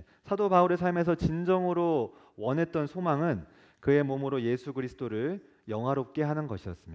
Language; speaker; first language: Korean; native; Korean